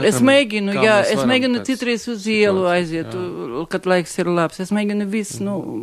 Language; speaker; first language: Latvian; non-native, local second language; Russian